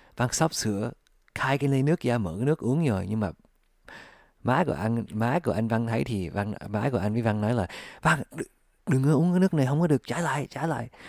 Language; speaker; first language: Vietnamese; early bilingual, heritage; English